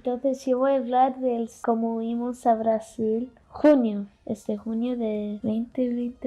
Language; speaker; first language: Spanish; early bilingual, heritage; Spanish